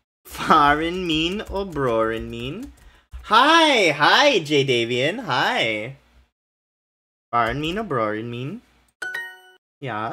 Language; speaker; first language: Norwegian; non-native, learner; English